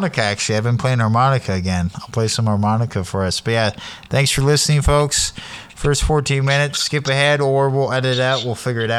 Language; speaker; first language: English; native; English